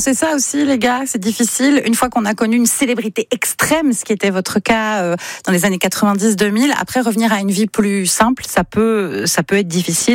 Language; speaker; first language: French; native; French